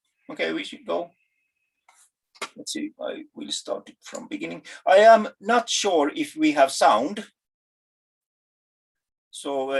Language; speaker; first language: English; non-native, fluent; Finnish